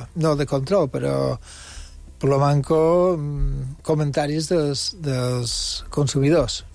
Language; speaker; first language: Catalan; non-native, local second language; English